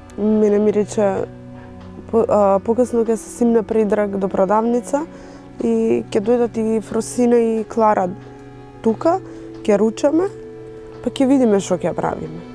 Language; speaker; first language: Macedonian; non-native, local second language; Romany